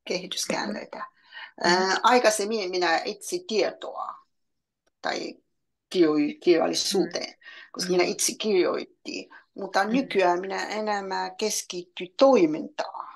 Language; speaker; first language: Finnish; non-native, learner; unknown